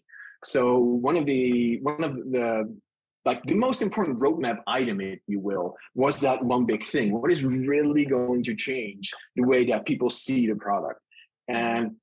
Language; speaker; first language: English; non-native, fluent; Dutch